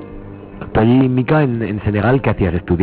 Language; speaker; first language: Spanish; native; Spanish